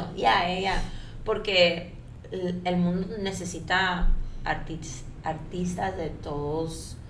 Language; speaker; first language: Spanish; early bilingual, heritage; Spanish